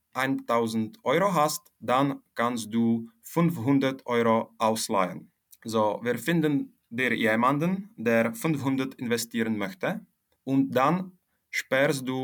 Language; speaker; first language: German; non-native, fluent; Czech